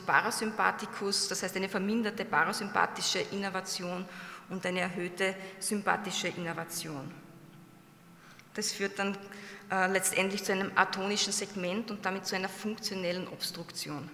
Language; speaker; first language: German; native; German